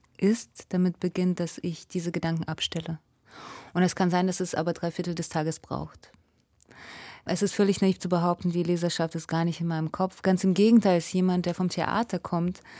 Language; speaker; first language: German; early bilingual, other home language; Russian